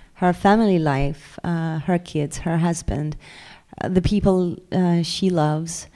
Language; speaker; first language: English; non-native, fluent; French